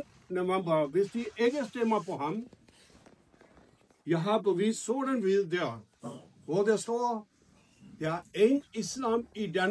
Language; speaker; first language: Danish; non-native, learner; Urdu